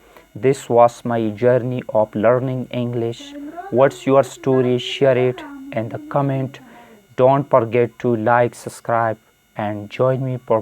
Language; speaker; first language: English; non-native, fluent; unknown